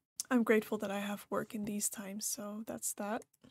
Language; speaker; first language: English; non-native, fluent; Dutch